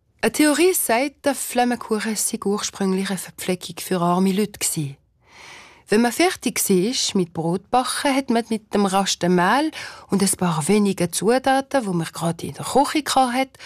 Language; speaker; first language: German; non-native, local second language; Swiss German